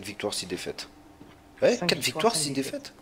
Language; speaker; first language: French; native; French